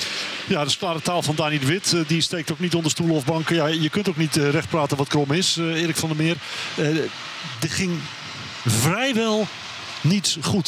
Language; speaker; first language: Dutch; native; Dutch